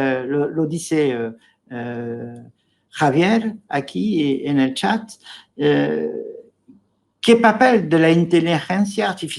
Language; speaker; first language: Spanish; non-native, fluent; French